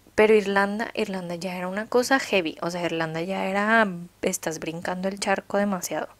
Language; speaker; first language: Spanish; native; Spanish